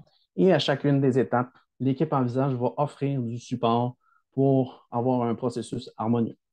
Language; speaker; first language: French; native; French